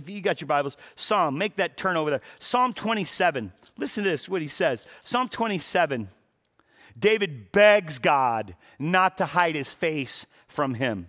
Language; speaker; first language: English; native; English